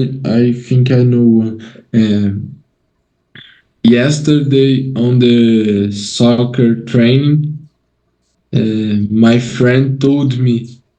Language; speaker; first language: English; non-native, learner; Portuguese